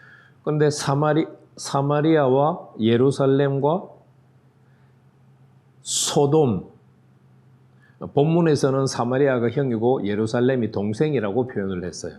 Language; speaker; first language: Korean; native; Korean